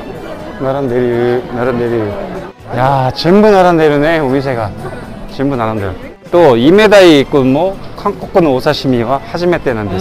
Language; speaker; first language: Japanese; non-native, fluent; Korean